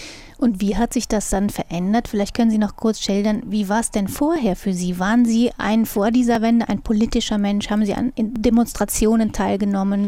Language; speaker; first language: German; native; German